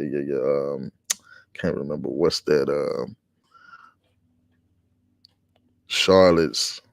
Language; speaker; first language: English; native; English